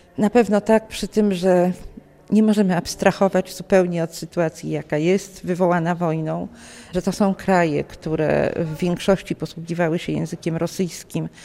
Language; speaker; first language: Polish; native; Polish